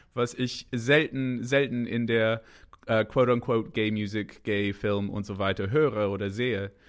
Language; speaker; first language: German; non-native, fluent; English